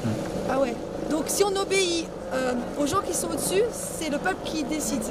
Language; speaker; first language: French; native; French